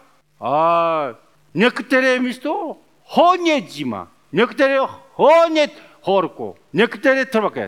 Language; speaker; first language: Czech; non-native, learner; Korean